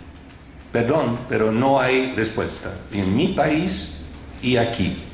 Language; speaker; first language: Spanish; non-native, fluent; English